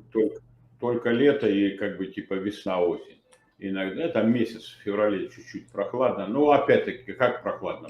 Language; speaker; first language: Russian; native; Russian